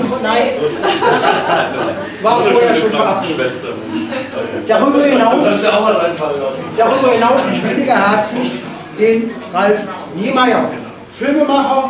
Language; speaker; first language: German; native; German